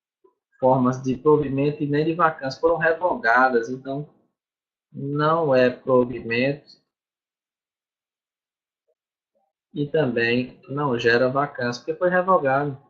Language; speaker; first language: Portuguese; native; Portuguese